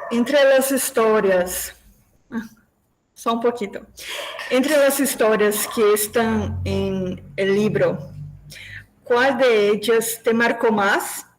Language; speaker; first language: Spanish; non-native, learner; Portuguese